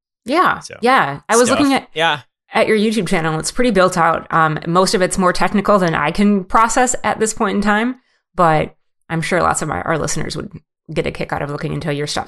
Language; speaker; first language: English; native; English